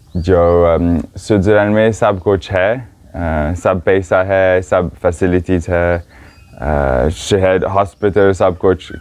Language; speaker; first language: Hindi; non-native, learner; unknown